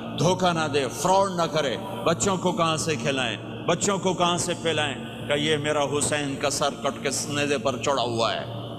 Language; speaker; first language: Urdu; non-native, local second language; Punjabi